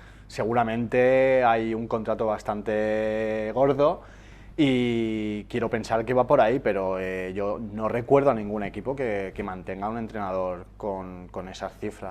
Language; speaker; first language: Spanish; native; Spanish